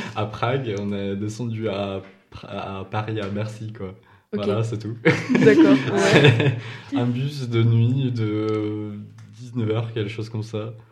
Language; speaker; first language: French; non-native, fluent; Czech